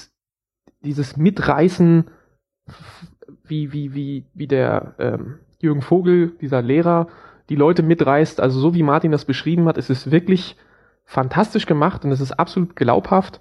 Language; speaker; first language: German; native; German